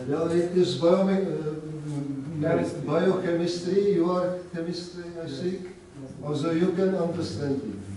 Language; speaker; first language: English; non-native, learner; Czech